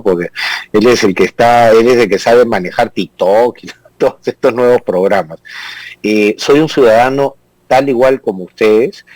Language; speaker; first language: Spanish; native; Spanish